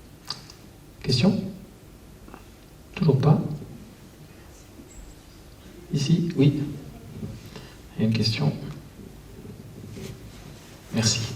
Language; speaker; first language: French; native; French